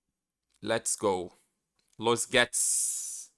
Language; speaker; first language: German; non-native, learner; Portuguese